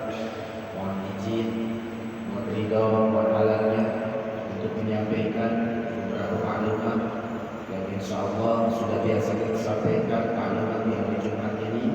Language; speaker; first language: Indonesian; native; Indonesian